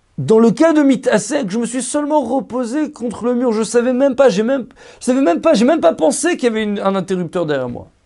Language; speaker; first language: French; native; French